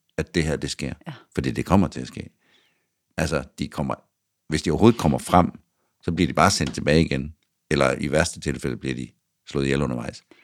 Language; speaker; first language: Danish; native; Danish